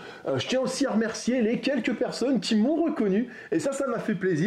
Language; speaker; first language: French; native; French